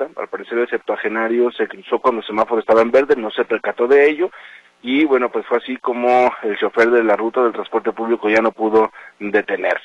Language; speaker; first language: Spanish; native; Spanish